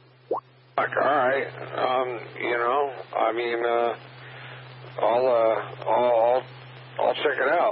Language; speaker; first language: English; native; English